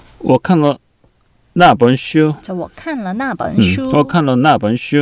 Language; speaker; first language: Chinese; non-native, fluent; Korean